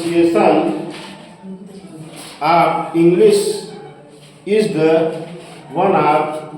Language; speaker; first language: English; non-native, local second language; Hindi